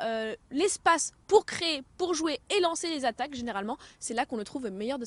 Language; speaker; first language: French; native; French